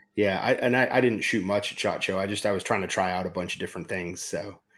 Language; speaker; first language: English; native; English